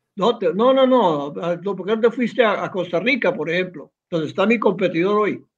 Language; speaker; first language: Spanish; native; Spanish